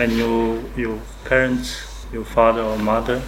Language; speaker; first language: English; non-native, learner; Chinese